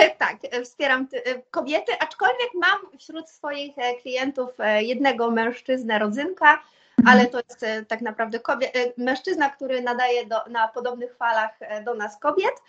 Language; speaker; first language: Polish; native; Polish